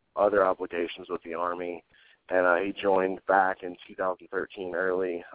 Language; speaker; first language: English; native; English